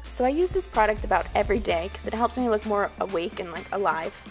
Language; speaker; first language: English; native; English